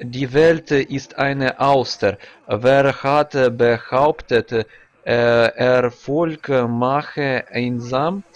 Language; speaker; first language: German; non-native, learner; Russian